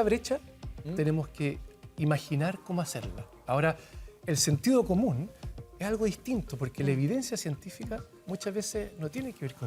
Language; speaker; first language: Spanish; native; Spanish